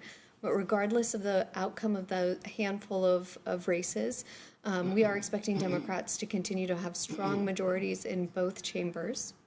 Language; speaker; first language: English; native; English